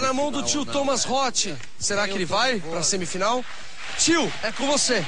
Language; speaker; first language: Portuguese; native; Portuguese